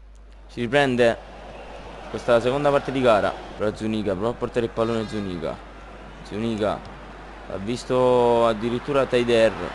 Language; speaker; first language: Italian; native; Italian